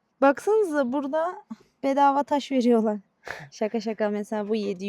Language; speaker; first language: Turkish; native; Turkish